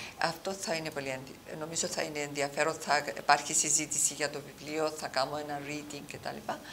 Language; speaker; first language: Greek; early bilingual, heritage; Greek